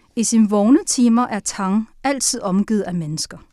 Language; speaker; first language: Danish; early bilingual, other home language; Chinese